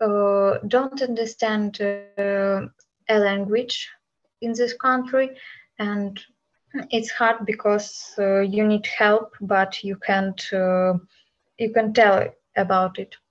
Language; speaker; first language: English; non-native, learner; Ukrainian